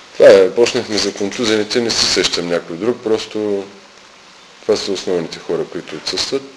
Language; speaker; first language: Bulgarian; native; Bulgarian